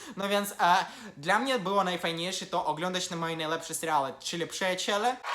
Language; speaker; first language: Polish; non-native, fluent; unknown